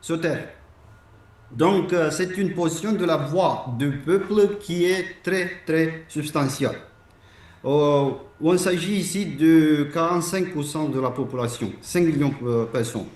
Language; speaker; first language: French; non-native, fluent; Romanian